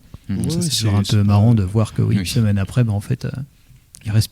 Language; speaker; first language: French; native; French